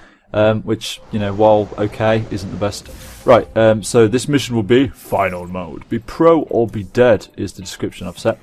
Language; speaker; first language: English; native; English